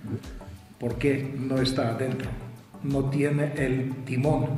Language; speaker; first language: Spanish; non-native, fluent; Russian